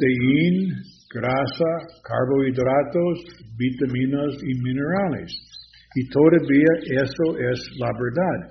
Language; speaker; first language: Spanish; non-native, learner; English